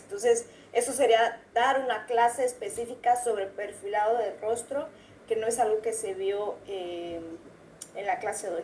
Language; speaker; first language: Spanish; native; Spanish